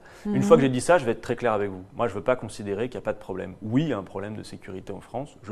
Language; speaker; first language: French; native; French